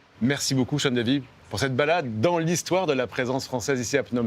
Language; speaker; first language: French; native; French